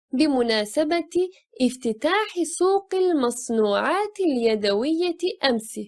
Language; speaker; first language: Arabic; non-native, fluent; Turkish